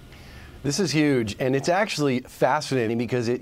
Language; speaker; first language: English; native; English